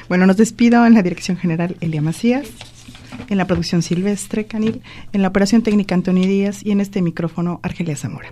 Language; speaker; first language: Spanish; native; Spanish